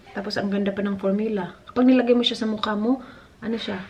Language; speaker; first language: Filipino; native; Filipino